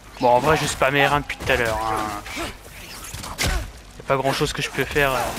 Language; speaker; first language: French; native; French